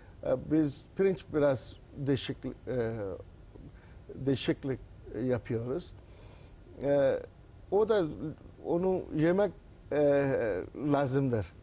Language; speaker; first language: Turkish; non-native, learner; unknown